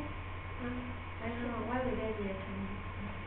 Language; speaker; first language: English; non-native, learner; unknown